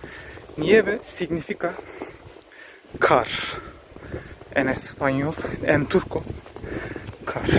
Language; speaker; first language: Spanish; non-native, learner; Turkish